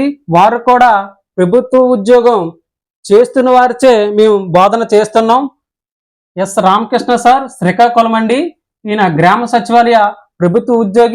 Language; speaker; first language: Telugu; native; Telugu